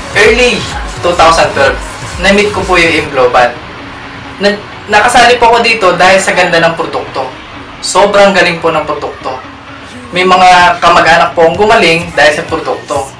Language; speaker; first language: Filipino; native; Filipino